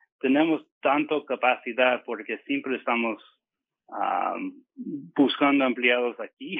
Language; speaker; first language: Spanish; non-native, fluent; English